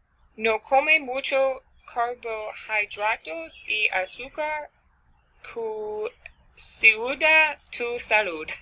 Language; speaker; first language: Spanish; non-native, learner; English